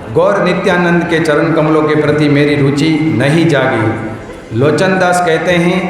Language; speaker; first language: Hindi; non-native, local second language; Gujarati